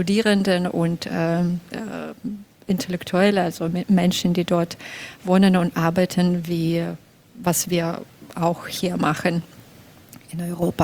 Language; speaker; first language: German; non-native, fluent; Belarusian